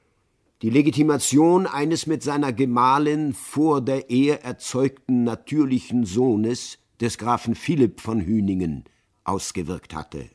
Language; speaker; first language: German; native; German